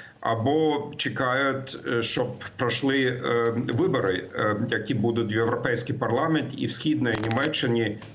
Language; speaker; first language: Ukrainian; non-native, fluent; German